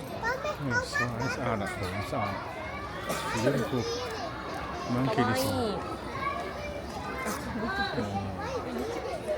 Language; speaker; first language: English; non-native, learner; Vietnamese